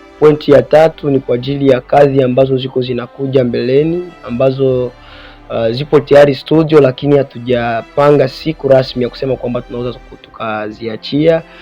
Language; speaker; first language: Swahili; non-native, local second language; Rundi